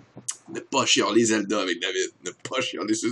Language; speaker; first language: French; native; French